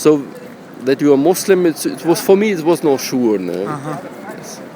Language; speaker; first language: English; non-native, learner; German